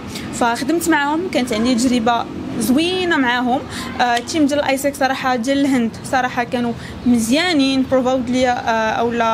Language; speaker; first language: Arabic; native; Arabic